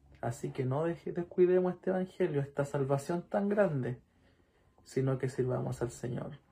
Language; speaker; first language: Spanish; native; Spanish